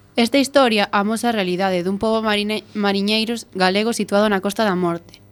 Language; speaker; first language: Galician; non-native, local second language; Spanish